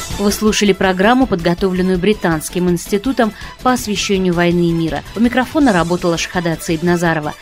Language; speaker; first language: Russian; non-native, local second language; Tajik